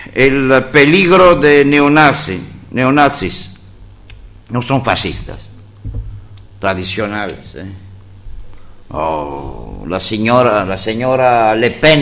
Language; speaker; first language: Spanish; non-native, learner; Greek